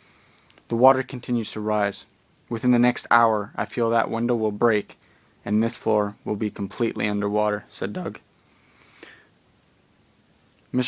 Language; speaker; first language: English; native; English